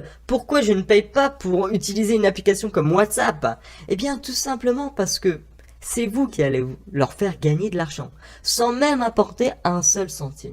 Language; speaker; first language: French; native; French